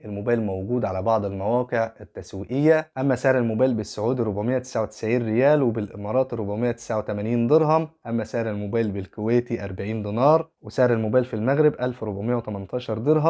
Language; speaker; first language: Arabic; native; Arabic